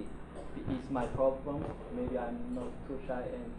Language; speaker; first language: English; non-native, learner; Chinese